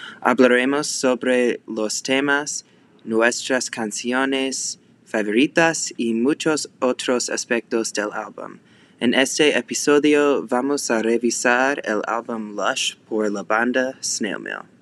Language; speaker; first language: Spanish; non-native, learner; English